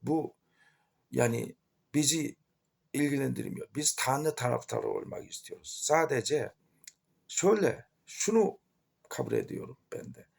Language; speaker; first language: Turkish; non-native, fluent; Korean